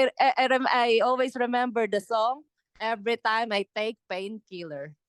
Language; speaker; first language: English; non-native, local second language; Filipino